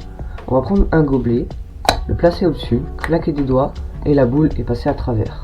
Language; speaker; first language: French; native; French